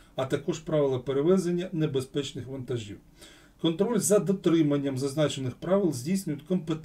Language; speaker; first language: Ukrainian; non-native, local second language; Russian